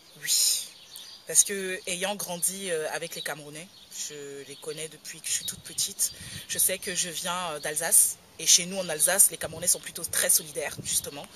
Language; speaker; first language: French; native; French